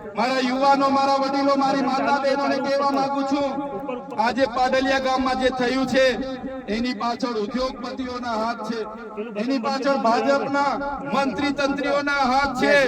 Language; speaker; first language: Gujarati; non-native, local second language; Vasavi